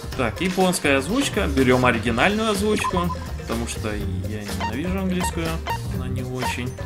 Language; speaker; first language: Russian; non-native, fluent; Romanian